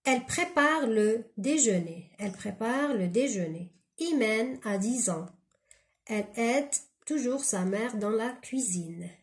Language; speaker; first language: French; non-native, local second language; Arabic